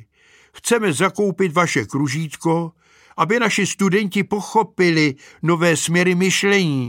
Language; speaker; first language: Czech; native; Czech